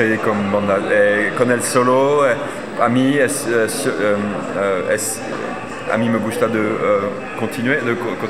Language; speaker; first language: Spanish; non-native, learner; French